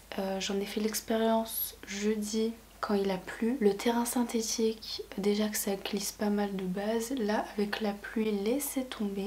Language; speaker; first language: French; native; French